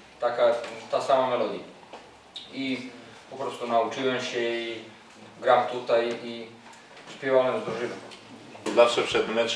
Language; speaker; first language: Polish; non-native, learner; Serbian